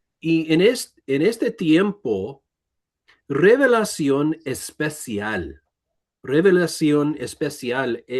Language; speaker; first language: Spanish; non-native, learner; English